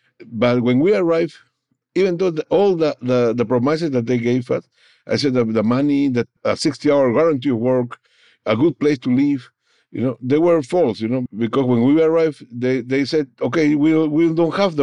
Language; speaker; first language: English; non-native, learner; Spanish